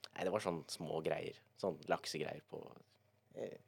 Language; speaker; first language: Norwegian; native; Norwegian